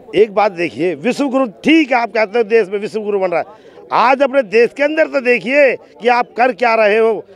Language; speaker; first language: Hindi; native; Hindi